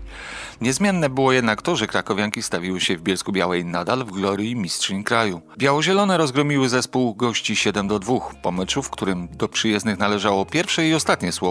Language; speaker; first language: Polish; native; Polish